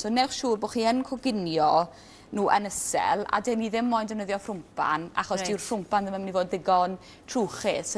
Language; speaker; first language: Welsh; native; Welsh